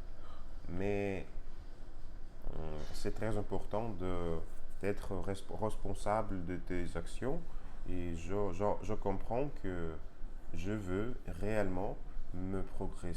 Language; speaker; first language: French; non-native, learner; Russian